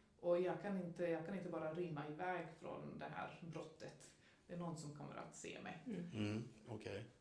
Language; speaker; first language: Swedish; non-native, fluent; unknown